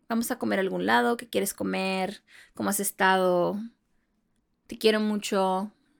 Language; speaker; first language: Spanish; early bilingual, heritage; Spanish